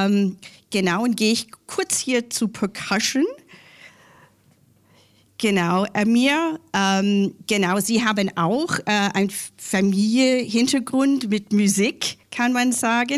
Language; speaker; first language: German; non-native, learner; English